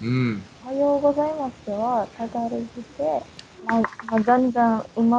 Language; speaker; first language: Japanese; non-native, fluent; Filipino